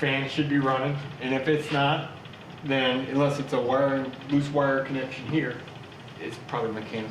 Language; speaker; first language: English; native; English